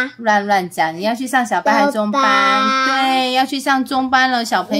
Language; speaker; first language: Chinese; native; Chinese